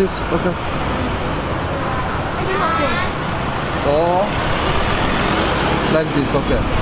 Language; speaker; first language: English; non-native, learner; French